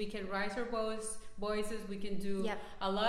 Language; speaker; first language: English; non-native, fluent; Spanish